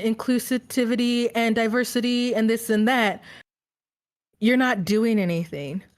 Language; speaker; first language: English; native; English